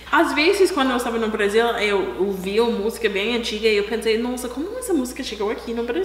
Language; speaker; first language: Portuguese; non-native, learner; English